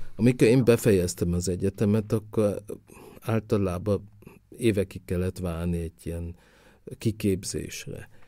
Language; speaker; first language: Hungarian; early bilingual, heritage; Hungarian